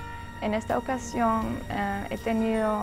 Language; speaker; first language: Spanish; non-native, fluent; Dutch